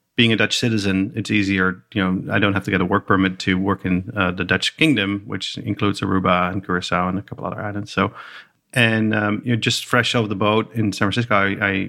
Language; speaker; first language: English; non-native, fluent; Dutch